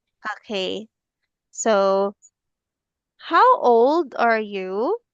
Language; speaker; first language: English; non-native, fluent; Filipino